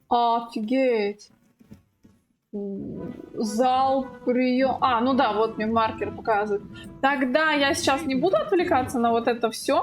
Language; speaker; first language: Russian; native; Russian